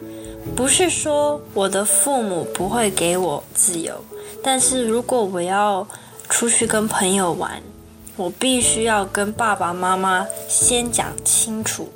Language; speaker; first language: Chinese; early bilingual, heritage; Chinese